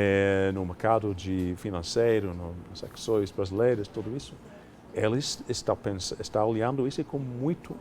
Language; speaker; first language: Portuguese; non-native, fluent; English